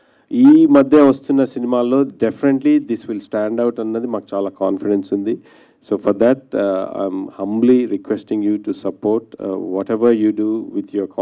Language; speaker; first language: Telugu; native; Telugu